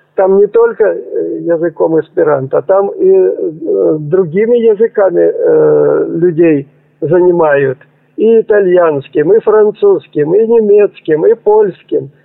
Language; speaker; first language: Russian; native; Russian